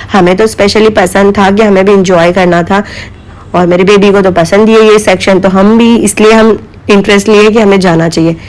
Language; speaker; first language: Hindi; native; Hindi